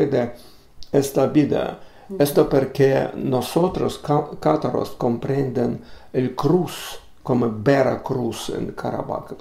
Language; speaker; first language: Spanish; non-native, learner; Russian